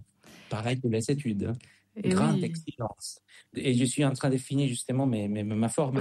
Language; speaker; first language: French; non-native, fluent; Spanish